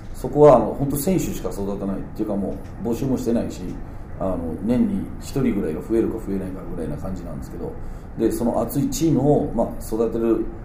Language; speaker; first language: Japanese; non-native, fluent; Danish